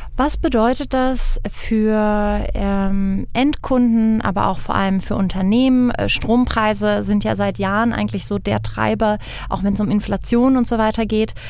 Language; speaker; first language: German; native; German